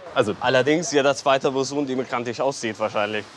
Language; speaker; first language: German; non-native, fluent; Arabic